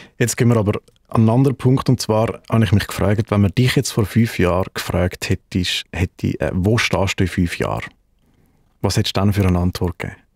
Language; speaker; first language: German; native; German